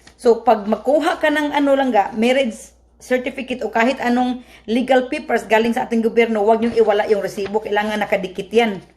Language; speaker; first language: Filipino; non-native, local second language; Cebuano